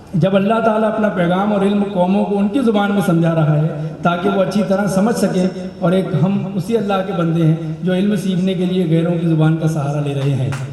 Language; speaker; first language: Urdu; native; Urdu